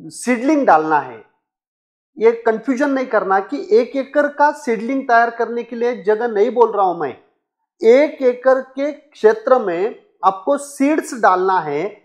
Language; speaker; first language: Hindi; non-native, local second language; Marathi